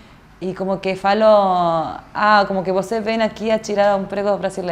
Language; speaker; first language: Portuguese; non-native, fluent; Spanish